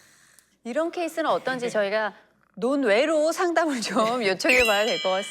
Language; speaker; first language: Korean; native; Korean